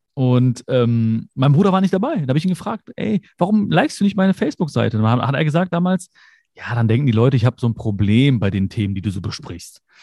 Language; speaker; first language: German; early bilingual, other home language; Malayalam